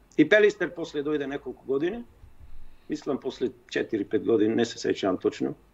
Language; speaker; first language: Macedonian; native; Macedonian